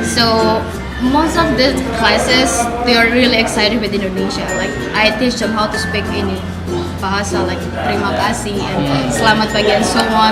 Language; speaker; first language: English; non-native, fluent; Indonesian